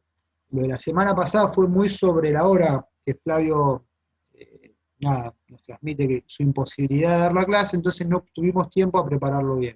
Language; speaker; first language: Spanish; native; Spanish